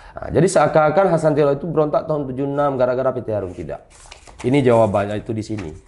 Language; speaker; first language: Indonesian; non-native, local second language; Achinese